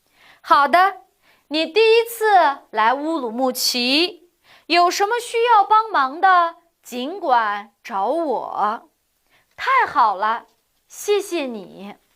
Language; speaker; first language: Chinese; non-native, fluent; Uyghur